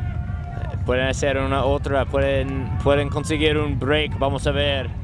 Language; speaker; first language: Spanish; non-native, learner; English